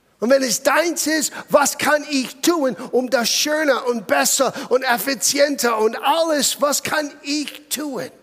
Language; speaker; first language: German; non-native, fluent; English